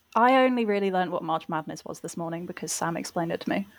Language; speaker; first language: English; native; English